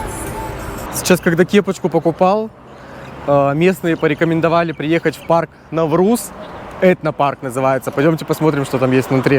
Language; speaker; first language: Russian; native; Russian